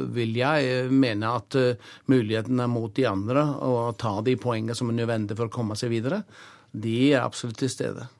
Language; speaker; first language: Norwegian; native; Norwegian